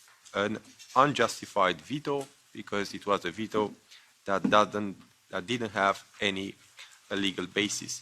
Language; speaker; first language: English; non-native, fluent; Romanian